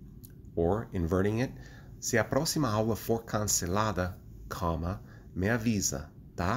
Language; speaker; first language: Portuguese; non-native, fluent; English